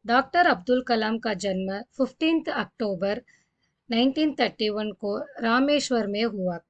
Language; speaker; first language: Hindi; non-native, local second language; Tamil